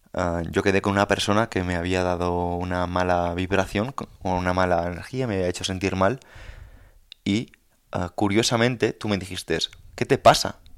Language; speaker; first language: Spanish; native; Spanish